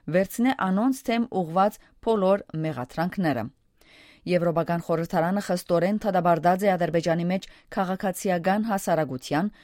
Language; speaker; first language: Armenian; early bilingual, heritage; Armenian